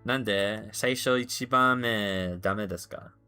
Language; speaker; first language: Japanese; non-native, learner; English